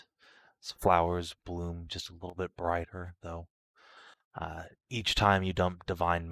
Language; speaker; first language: English; native; English